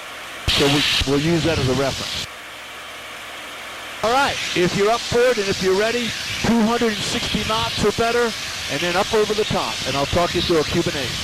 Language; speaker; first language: English; native; English